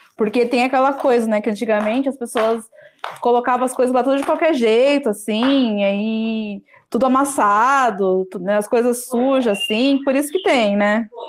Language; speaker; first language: Portuguese; native; Portuguese